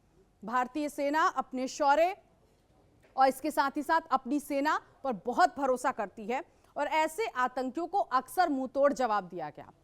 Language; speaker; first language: Hindi; native; Hindi